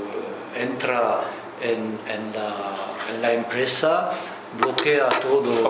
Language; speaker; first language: Spanish; non-native, fluent; French